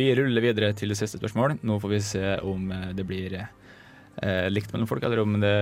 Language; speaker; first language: Norwegian; native; Norwegian